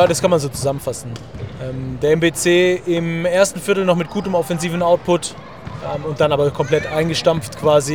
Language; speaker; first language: German; native; German